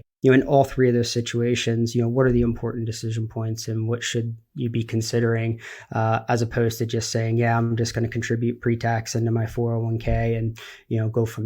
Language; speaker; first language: English; native; English